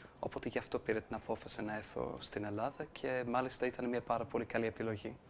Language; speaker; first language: Greek; non-native, fluent; English